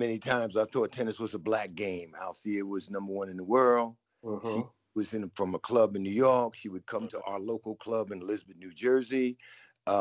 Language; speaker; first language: English; native; English